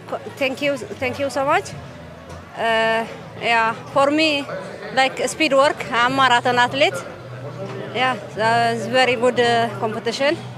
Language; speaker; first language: English; non-native, learner; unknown